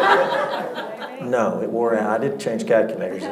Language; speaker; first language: English; native; English